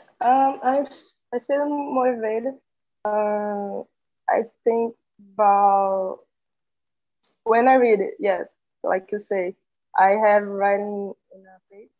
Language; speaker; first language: English; non-native, learner; Portuguese